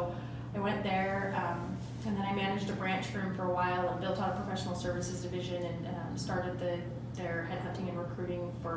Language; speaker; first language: English; native; English